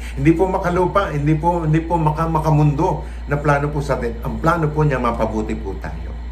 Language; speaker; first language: Filipino; non-native, local second language; Cebuano